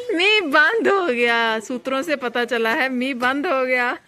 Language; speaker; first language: Hindi; non-native, local second language; Punjabi